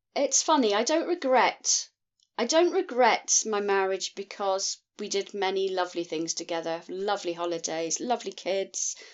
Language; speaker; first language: English; native; English